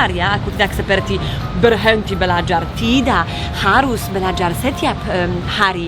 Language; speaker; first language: Indonesian; non-native, fluent; Polish